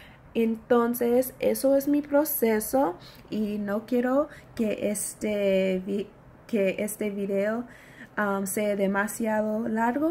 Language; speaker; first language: Spanish; non-native, learner; English